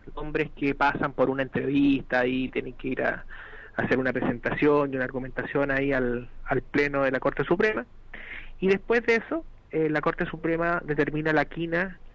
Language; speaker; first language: Spanish; native; Spanish